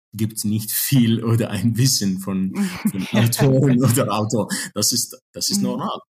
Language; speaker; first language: German; non-native, fluent; Arabic